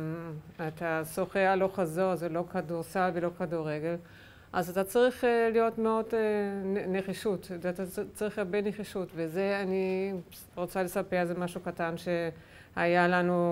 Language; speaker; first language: Hebrew; non-native, fluent; German